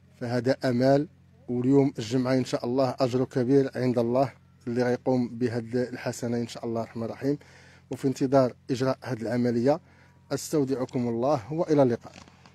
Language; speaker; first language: Arabic; native; Arabic